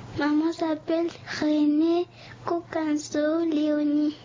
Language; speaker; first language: French; non-native, local second language; Sango